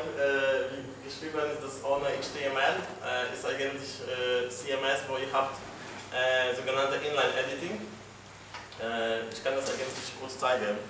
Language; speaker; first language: German; non-native, fluent; Polish